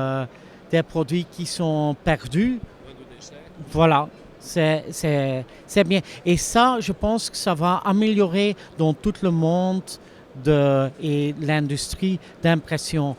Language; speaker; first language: French; non-native, local second language; Dutch